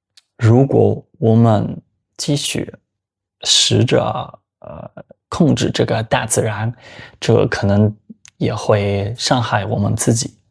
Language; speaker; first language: Chinese; non-native, fluent; Spanish